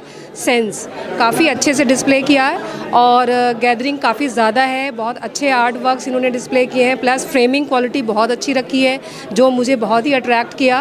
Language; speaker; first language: Hindi; native; Hindi